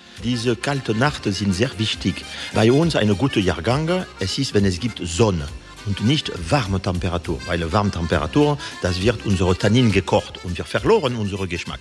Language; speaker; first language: German; non-native, fluent; French